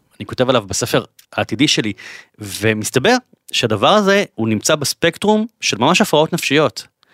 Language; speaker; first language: Hebrew; native; Hebrew